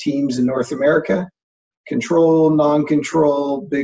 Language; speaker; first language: English; native; English